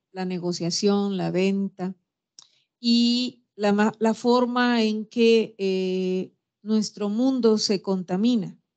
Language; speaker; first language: Spanish; native; Spanish